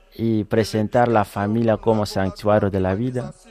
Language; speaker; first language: Spanish; non-native, fluent; French